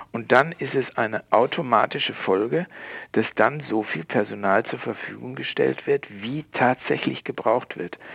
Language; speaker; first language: German; native; German